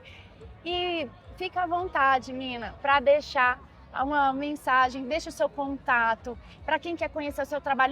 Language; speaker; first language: Portuguese; native; Portuguese